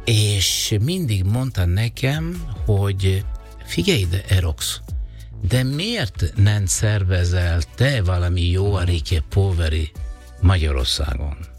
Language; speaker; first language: Hungarian; non-native, learner; Italian